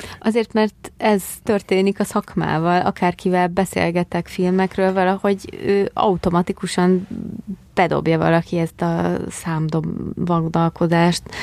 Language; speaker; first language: Hungarian; native; Hungarian